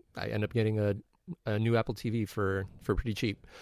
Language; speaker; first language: English; native; English